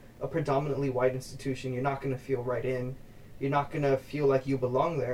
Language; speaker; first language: English; early bilingual, other home language; Spanish